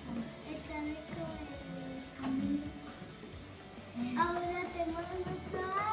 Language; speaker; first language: Basque; non-native, local second language; Spanish